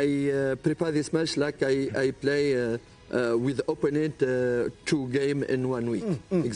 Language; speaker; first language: English; non-native, learner; French